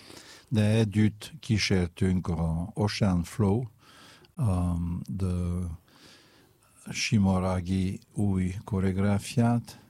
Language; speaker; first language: Hungarian; non-native, fluent; French